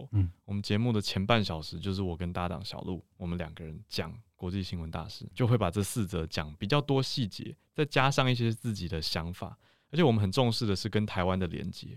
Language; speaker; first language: Chinese; native; Chinese